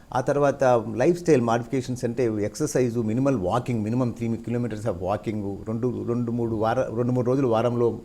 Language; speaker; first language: Telugu; native; Telugu